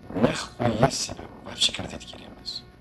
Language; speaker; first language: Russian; non-native, learner; Uzbek